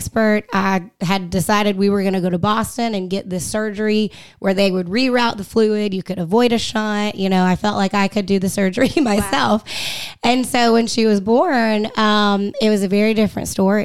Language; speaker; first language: English; native; English